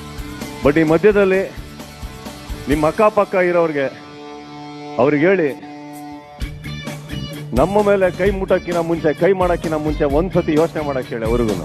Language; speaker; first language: Kannada; native; Kannada